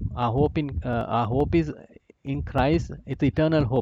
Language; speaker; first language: English; non-native, local second language; Sinhala